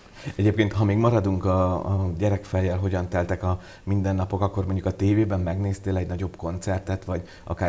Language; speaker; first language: Hungarian; native; Hungarian